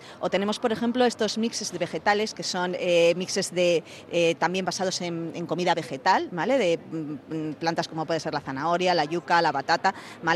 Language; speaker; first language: Spanish; native; Spanish